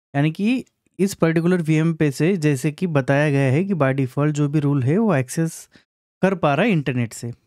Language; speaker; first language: Hindi; non-native, local second language; Marathi